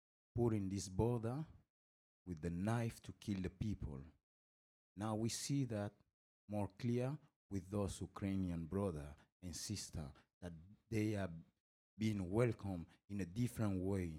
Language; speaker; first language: English; non-native, fluent; Spanish